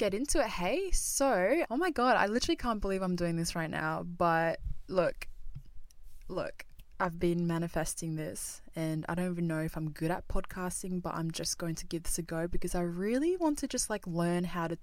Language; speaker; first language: English; non-native, fluent; Japanese